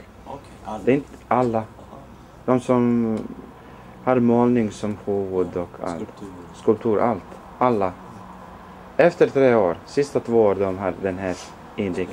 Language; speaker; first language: Swedish; non-native, fluent; Croatian